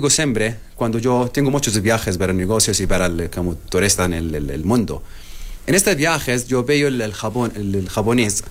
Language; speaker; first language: Spanish; non-native, learner; Arabic